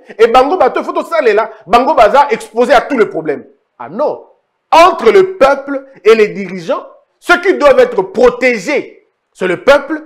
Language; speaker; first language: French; non-native, local second language; Lingala